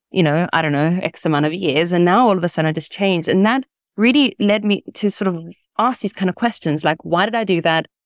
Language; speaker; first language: English; early bilingual, other home language; Italian